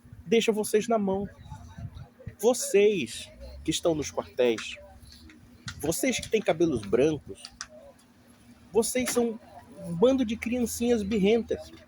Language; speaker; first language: Portuguese; native; Portuguese